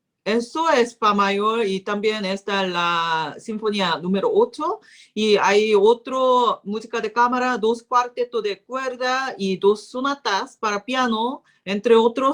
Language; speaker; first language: Spanish; non-native, learner; Korean